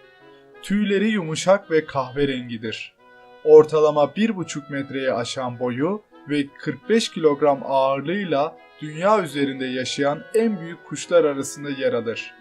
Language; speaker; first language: Turkish; native; Turkish